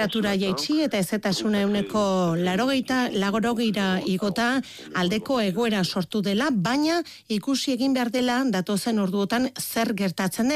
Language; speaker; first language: Basque; native; Basque